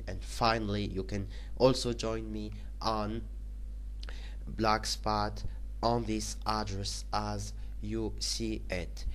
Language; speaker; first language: English; non-native, fluent; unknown